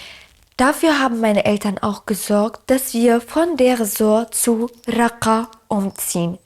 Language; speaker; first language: German; early bilingual, other home language; Arabic